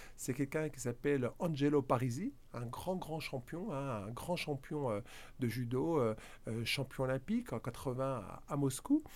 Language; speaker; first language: French; native; French